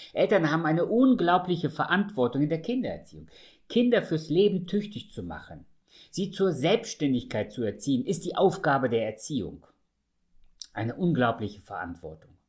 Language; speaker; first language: German; early bilingual, other home language; Russian